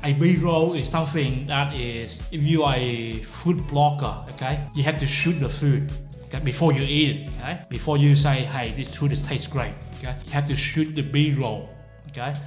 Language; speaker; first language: English; non-native, fluent; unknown